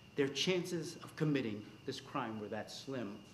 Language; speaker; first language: English; native; English